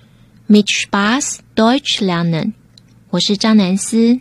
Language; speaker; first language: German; non-native, fluent; Chinese